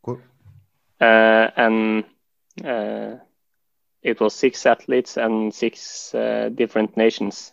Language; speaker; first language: English; non-native, fluent; Norwegian